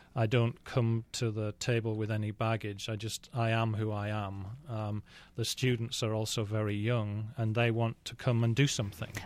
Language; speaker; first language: English; native; English